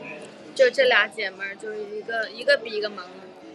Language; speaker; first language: Chinese; native; Chinese